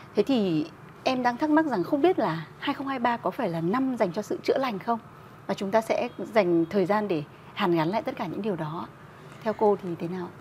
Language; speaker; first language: Vietnamese; native; Vietnamese